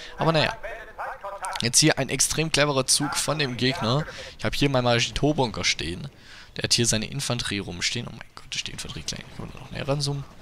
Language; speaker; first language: German; native; German